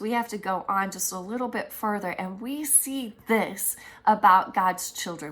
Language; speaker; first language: English; native; English